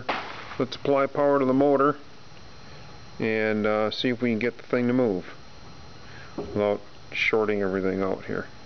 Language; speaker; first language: English; native; English